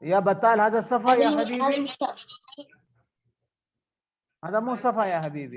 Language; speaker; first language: Arabic; non-native, learner; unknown